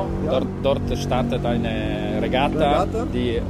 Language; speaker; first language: German; non-native, local second language; Italian